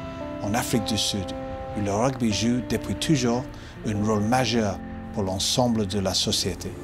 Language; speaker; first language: French; native; French